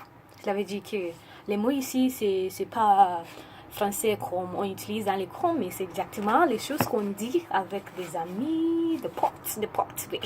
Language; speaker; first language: French; non-native, learner; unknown